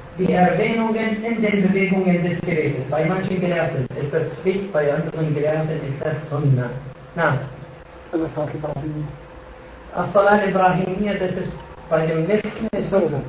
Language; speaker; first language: German; non-native, fluent; Arabic